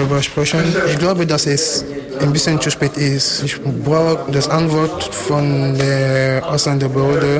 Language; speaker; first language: German; non-native, learner; French